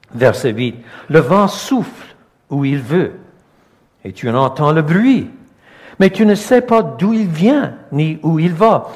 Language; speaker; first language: French; non-native, local second language; English